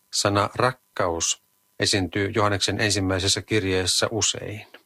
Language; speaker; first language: Finnish; native; Finnish